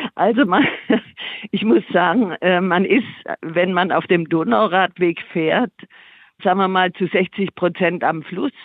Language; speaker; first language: German; native; German